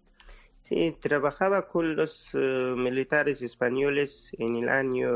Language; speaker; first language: Spanish; non-native, learner; Persian